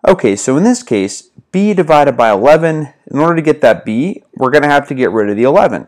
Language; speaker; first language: English; native; English